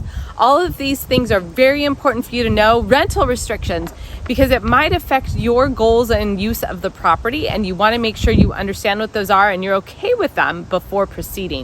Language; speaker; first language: English; native; English